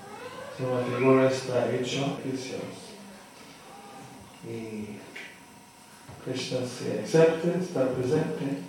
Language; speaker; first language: Spanish; non-native, fluent; English